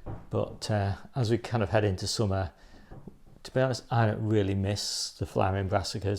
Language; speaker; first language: English; native; English